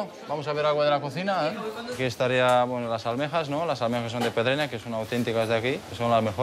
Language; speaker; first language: Spanish; non-native, fluent; Romanian